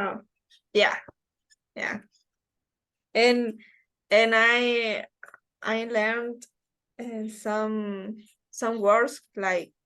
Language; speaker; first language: English; non-native, learner; Spanish